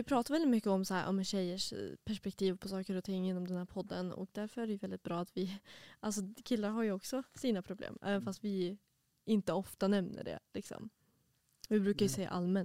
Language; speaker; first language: Swedish; native; Swedish